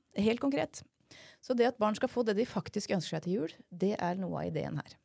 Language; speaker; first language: Norwegian; early bilingual, heritage; Norwegian